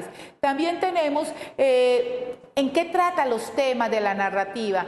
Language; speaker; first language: Spanish; native; Spanish